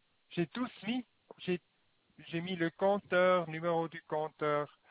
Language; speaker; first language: French; non-native, learner; Swiss German